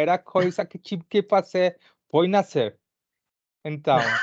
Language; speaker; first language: Portuguese; non-native, learner; Spanish